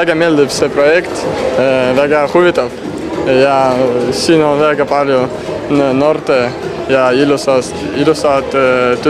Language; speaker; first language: Estonian; non-native, local second language; Russian